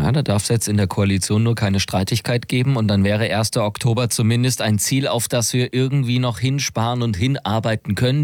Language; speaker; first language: German; native; German